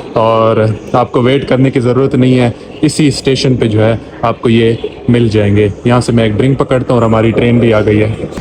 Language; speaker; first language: Urdu; non-native, local second language; Punjabi